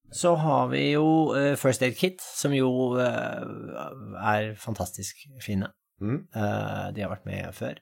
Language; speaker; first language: Norwegian; native; Norwegian